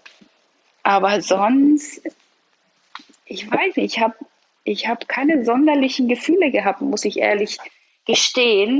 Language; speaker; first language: German; early bilingual, other home language; Persian